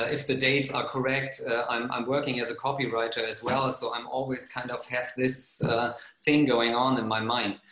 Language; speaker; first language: English; non-native, fluent; German